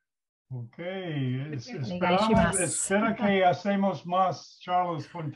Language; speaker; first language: Spanish; non-native, learner; English